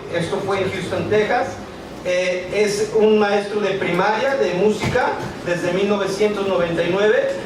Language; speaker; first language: Spanish; native; Spanish